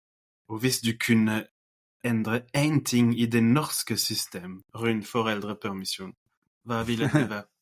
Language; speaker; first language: Norwegian; non-native, fluent; French